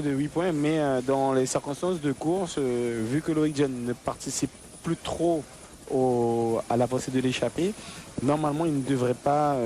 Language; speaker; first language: French; native; French